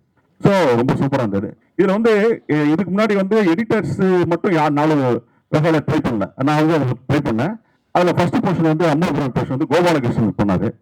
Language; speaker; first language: Tamil; native; Tamil